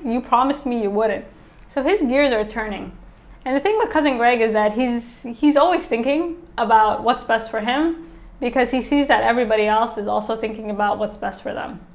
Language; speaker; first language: English; native; English